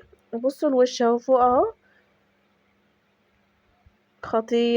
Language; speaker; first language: Arabic; native; Arabic